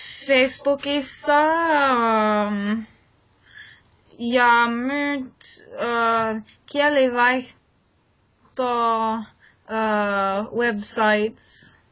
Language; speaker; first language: Finnish; non-native, learner; English